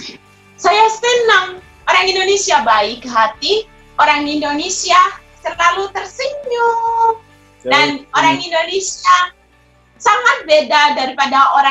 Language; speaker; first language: Indonesian; non-native, fluent; Shona